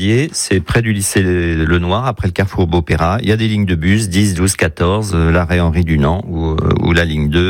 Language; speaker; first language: French; native; French